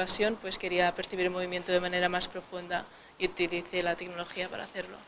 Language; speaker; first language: Spanish; non-native, local second language; Catalan